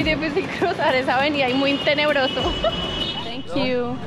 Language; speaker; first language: Spanish; native; Spanish